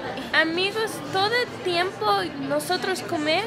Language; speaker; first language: Spanish; non-native, learner; English